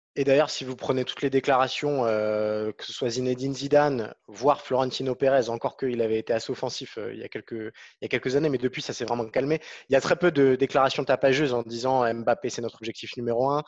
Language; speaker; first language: French; native; French